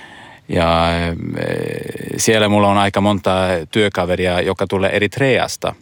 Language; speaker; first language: Finnish; non-native, learner; Swedish